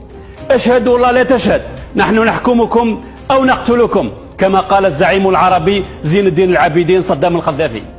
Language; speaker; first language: Arabic; native; Arabic